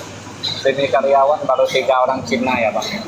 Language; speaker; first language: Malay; non-native, local second language; Hakka Chinese